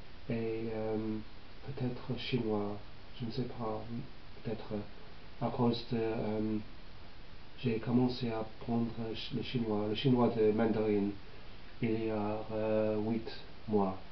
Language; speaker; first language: French; non-native, learner; English